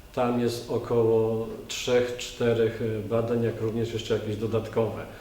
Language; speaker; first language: Polish; native; Polish